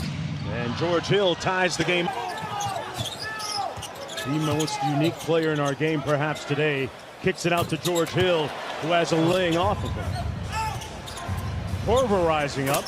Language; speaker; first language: English; native; English